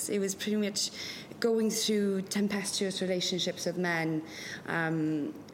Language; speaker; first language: English; non-native, local second language; Welsh